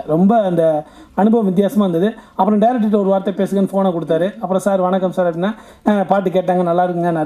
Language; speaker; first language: Tamil; native; Tamil